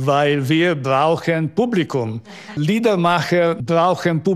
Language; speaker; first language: German; non-native, local second language; Italian